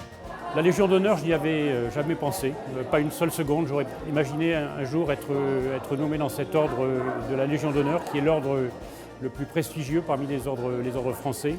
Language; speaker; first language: French; native; French